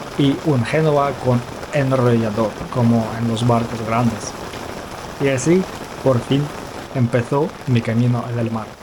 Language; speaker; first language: Spanish; non-native, fluent; Ukrainian